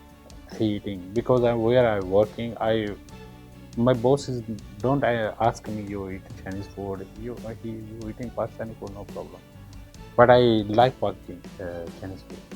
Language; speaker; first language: English; non-native, learner; Urdu